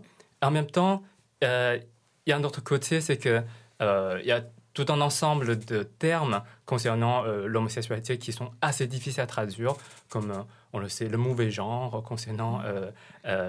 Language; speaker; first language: French; non-native, fluent; Chinese